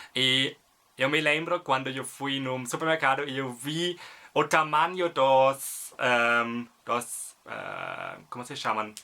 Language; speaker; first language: Portuguese; non-native, fluent; German